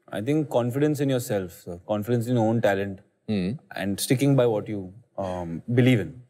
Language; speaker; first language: Hindi; native; Hindi